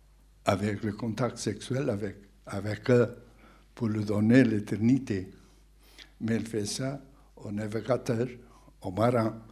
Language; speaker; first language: French; non-native, fluent; Portuguese